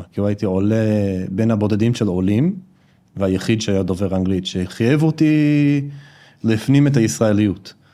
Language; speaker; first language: Hebrew; non-native, fluent; English